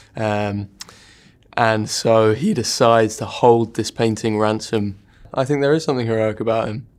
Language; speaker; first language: English; native; English